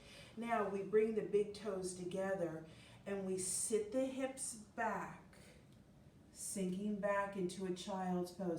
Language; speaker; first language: English; native; English